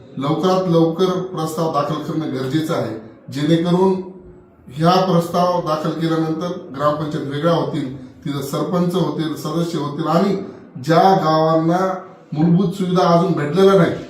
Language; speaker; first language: Marathi; non-native, local second language; Lambadi